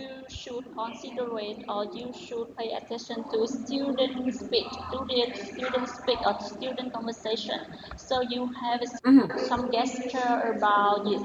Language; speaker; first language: English; non-native, learner; Vietnamese